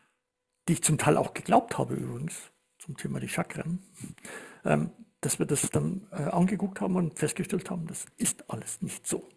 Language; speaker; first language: German; native; German